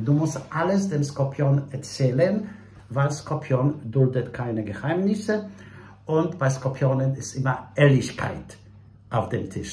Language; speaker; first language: German; non-native, fluent; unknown